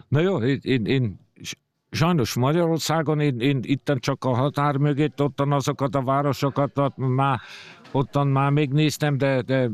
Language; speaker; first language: Hungarian; early bilingual, heritage; Hungarian